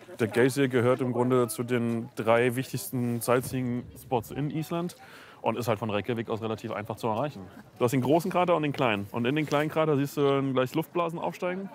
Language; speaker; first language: German; native; German